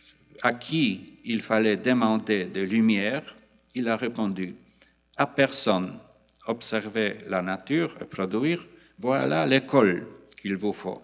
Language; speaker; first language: French; non-native, fluent; Polish